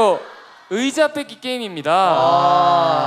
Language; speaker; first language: Korean; native; Korean